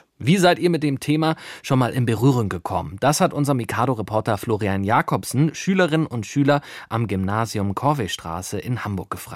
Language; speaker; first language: German; native; German